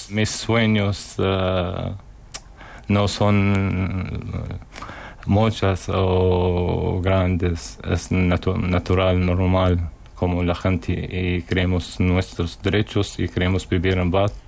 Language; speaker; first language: Spanish; non-native, learner; Arabic